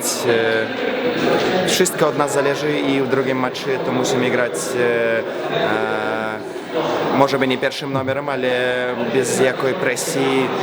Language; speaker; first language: Polish; non-native, learner; Belarusian